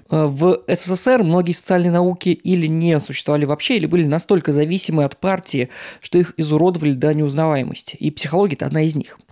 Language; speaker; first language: Russian; native; Russian